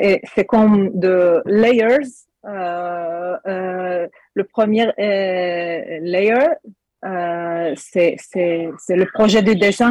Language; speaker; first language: French; non-native, learner; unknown